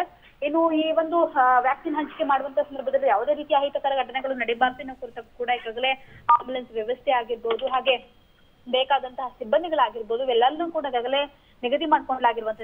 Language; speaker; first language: Kannada; native; Kannada